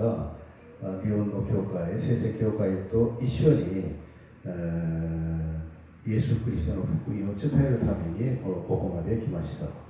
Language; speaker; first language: Japanese; non-native, fluent; Korean